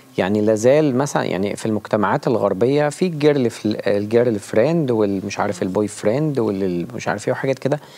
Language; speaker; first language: Arabic; native; Arabic